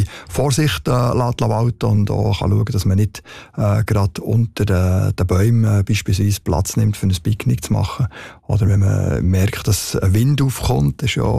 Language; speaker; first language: German; native; German